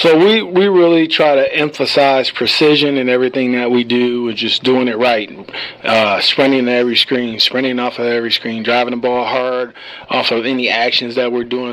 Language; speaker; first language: English; native; English